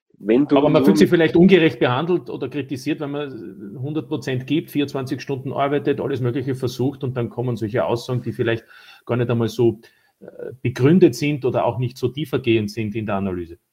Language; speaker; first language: German; native; German